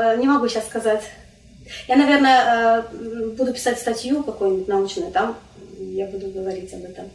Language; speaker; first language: Russian; non-native, local second language; Crimean Tatar